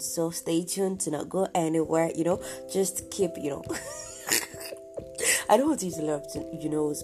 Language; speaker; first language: English; non-native, local second language; Yoruba